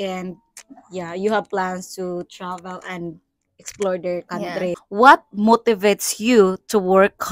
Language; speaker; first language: English; non-native, local second language; Cebuano